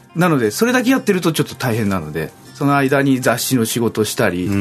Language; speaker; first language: Japanese; native; Japanese